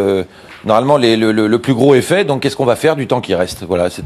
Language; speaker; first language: French; native; French